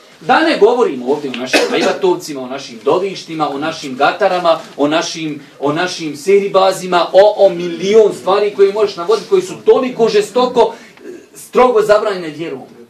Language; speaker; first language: Bosnian; native; Bosnian